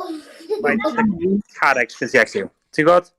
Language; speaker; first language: Welsh; native; Welsh